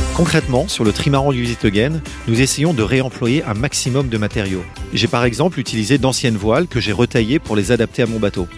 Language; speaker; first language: French; native; French